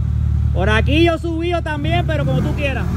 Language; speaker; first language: Spanish; native; Spanish